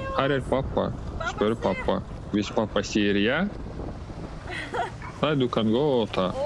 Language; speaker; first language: Norwegian; non-native, learner; Russian